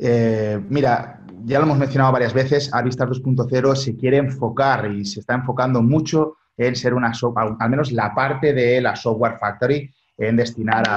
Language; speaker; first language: Spanish; native; Spanish